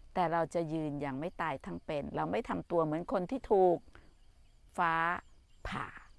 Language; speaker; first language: Thai; native; Thai